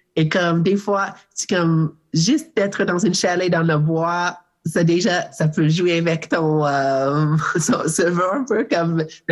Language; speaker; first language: French; non-native, learner; English